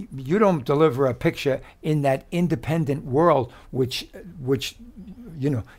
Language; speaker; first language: English; native; English